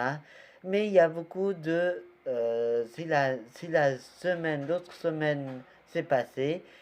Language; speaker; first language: French; non-native, learner; Portuguese